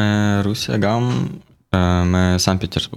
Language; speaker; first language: Hebrew; non-native, learner; Russian